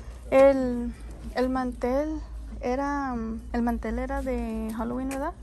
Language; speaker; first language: Spanish; early bilingual, heritage; Spanish